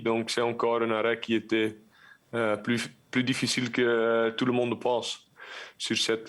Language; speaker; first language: French; non-native, local second language; Dutch